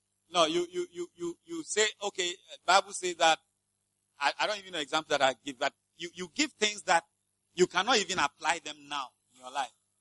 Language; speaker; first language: English; non-native, local second language; Akan